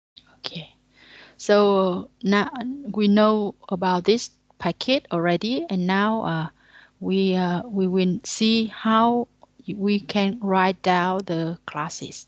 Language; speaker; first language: English; non-native, learner; Vietnamese